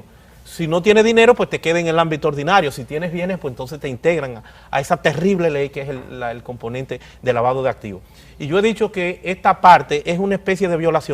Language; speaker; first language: Spanish; native; Spanish